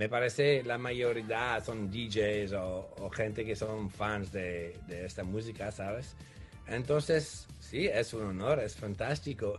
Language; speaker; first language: Spanish; non-native, fluent; French